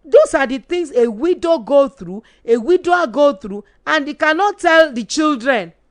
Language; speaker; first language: English; non-native, local second language; Yoruba